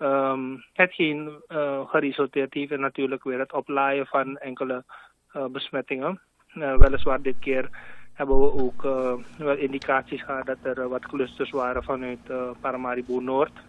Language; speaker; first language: Dutch; native; Dutch